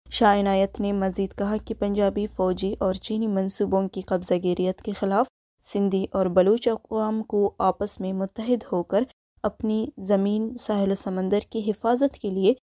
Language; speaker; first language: Urdu; non-native, local second language; Baluchi